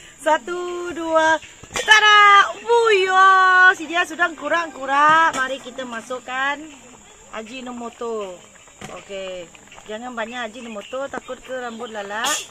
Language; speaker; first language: Malay; non-native, local second language; Iban